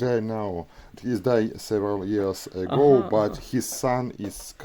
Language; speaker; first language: English; non-native, learner; Russian